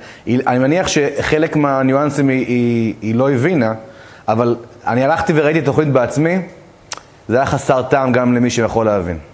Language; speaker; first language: Hebrew; native; Hebrew